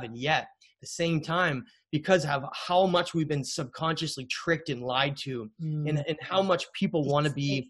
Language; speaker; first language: English; native; English